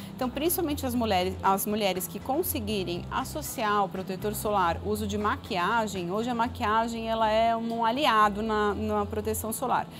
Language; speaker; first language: Portuguese; native; Portuguese